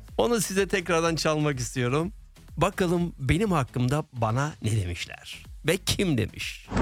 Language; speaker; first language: Turkish; early bilingual, heritage; Turkish